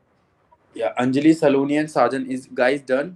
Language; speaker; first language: English; non-native, local second language; Hindi